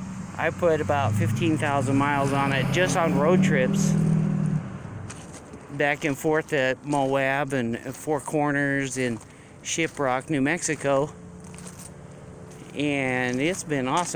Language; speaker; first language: English; native; English